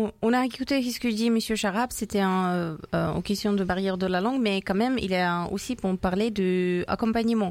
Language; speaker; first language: French; non-native, learner; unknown